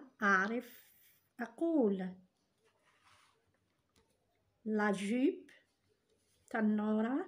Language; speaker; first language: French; non-native, local second language; Arabic